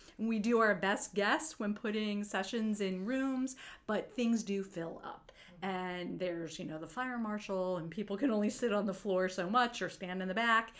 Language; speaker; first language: English; native; English